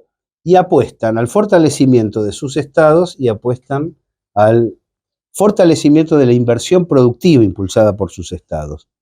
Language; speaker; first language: Spanish; native; Spanish